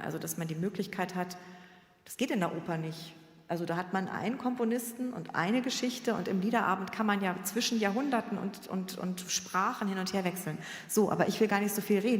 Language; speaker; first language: German; native; German